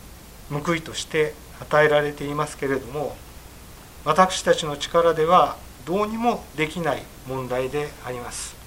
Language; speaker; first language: Japanese; native; Japanese